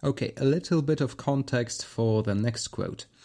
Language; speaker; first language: English; non-native, fluent; Polish